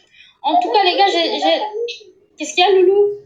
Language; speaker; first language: French; native; French